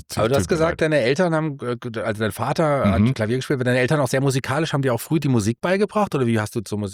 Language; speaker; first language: German; native; German